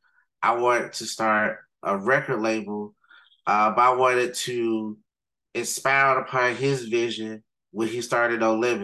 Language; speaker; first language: English; native; English